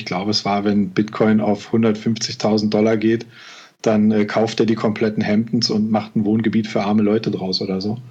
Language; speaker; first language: German; native; German